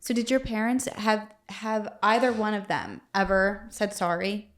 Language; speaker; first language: English; native; English